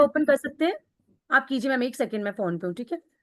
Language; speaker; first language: Hindi; native; Hindi